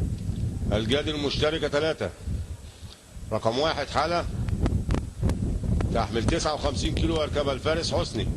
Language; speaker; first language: Arabic; native; Arabic